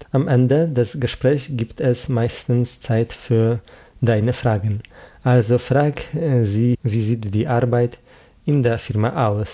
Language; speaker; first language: German; non-native, fluent; Polish